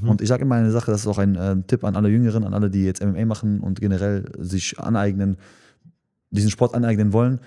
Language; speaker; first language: German; early bilingual, other home language; Chechen